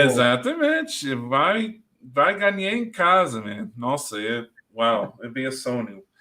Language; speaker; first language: Portuguese; non-native, learner; English